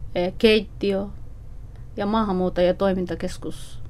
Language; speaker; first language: Finnish; non-native, learner; Somali